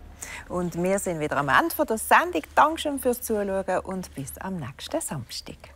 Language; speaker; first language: German; native; German